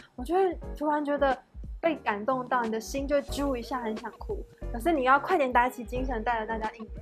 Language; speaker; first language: Chinese; native; Chinese